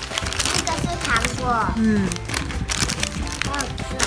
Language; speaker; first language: Chinese; early bilingual, other home language; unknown